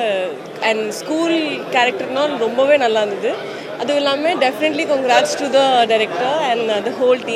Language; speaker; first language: Tamil; non-native, fluent; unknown